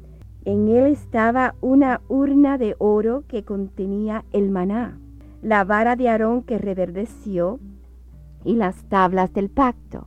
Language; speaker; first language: Spanish; native; Spanish